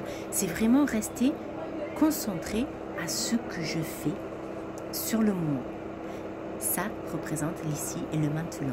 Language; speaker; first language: French; native; French